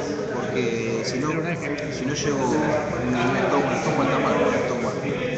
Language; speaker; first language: Spanish; native; Spanish